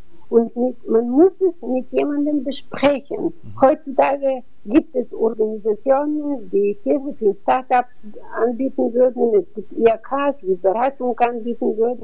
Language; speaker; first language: German; non-native, fluent; Bulgarian